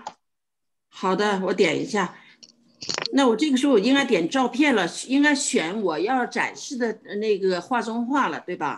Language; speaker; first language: Chinese; native; Chinese